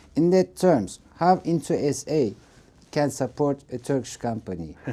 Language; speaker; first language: English; non-native, fluent; Turkish